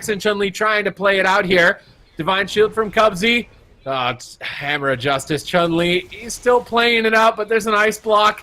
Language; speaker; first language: English; native; English